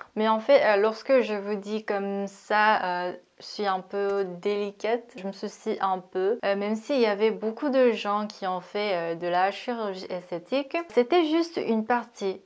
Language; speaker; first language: French; non-native, fluent; Korean